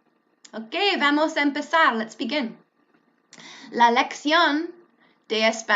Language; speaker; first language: Spanish; non-native, learner; English